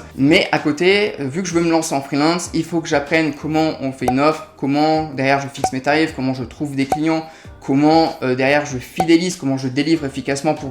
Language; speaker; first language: French; native; French